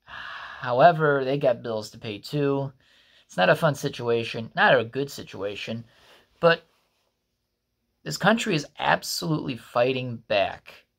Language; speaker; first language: English; native; English